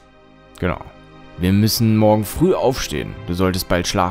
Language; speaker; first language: German; native; German